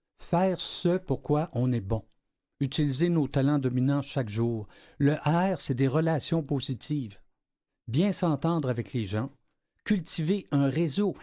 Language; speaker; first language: French; native; French